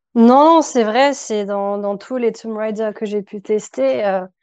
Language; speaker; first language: French; native; French